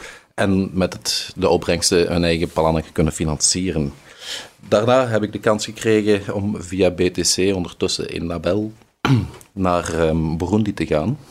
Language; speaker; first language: Dutch; native; Dutch